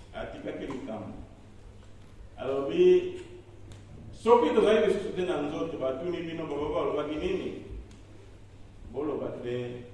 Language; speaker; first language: Lingala; non-native, local second language; Kongo